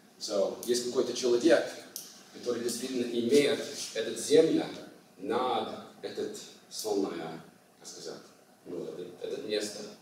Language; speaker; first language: Russian; non-native, learner; English